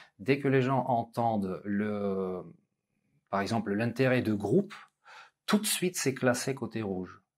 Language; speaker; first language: French; non-native, fluent; Russian